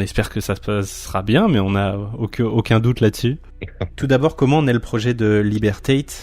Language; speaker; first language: French; native; French